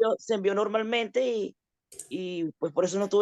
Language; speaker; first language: Spanish; native; Spanish